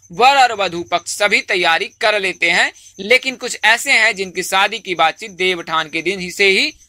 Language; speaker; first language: Hindi; native; Hindi